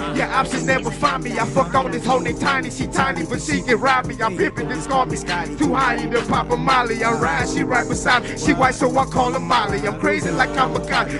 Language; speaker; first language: English; native; English